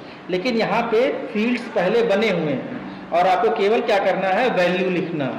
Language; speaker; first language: Hindi; native; Hindi